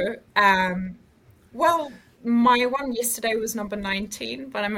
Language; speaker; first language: English; native; English